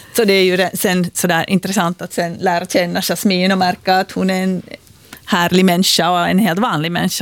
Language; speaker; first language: Swedish; native; Swedish